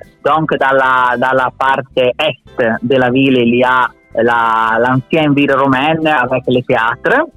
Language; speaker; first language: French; non-native, learner; Italian